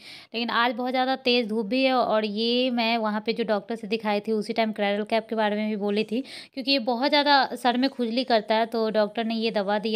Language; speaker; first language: Hindi; native; Hindi